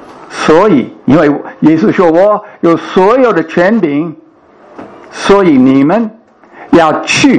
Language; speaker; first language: Chinese; non-native, fluent; English